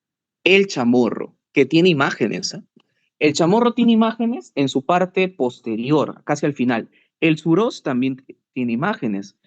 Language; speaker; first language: Spanish; native; Spanish